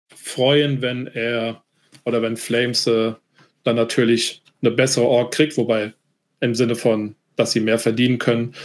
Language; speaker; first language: German; native; German